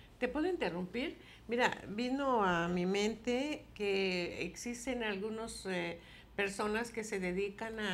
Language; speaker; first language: Spanish; native; Spanish